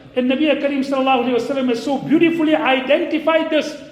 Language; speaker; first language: English; native; English